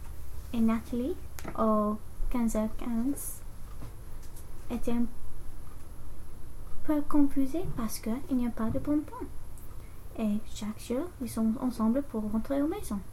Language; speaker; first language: French; non-native, learner; English